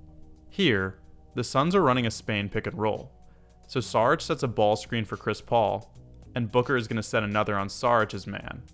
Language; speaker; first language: English; native; English